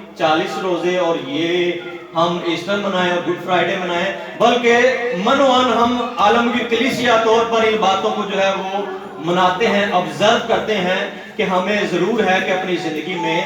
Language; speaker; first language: Urdu; native; Urdu